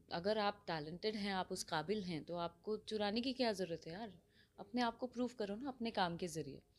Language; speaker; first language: Hindi; native; Hindi